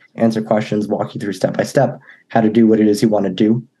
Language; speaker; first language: English; native; English